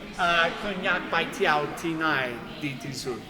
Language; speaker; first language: Thai; non-native, learner; English